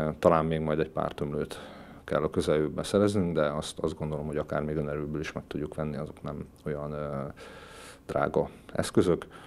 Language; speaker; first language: Hungarian; native; Hungarian